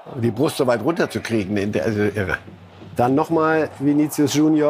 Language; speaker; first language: German; native; German